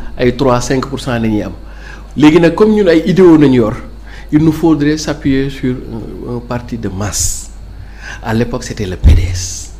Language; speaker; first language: Wolof; non-native, local second language; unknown